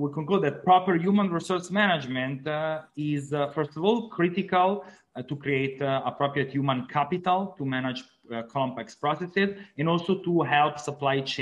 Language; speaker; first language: English; non-native, fluent; Italian